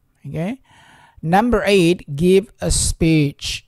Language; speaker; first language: English; non-native, fluent; Indonesian